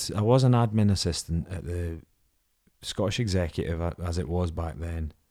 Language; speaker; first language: English; native; English